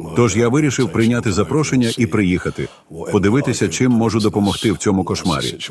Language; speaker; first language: Ukrainian; non-native, fluent; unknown